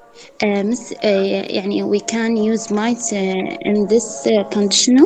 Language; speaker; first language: English; non-native, learner; Arabic